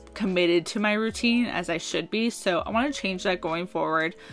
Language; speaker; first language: English; native; English